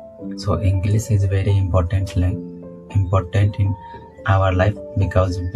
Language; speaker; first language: English; non-native, learner; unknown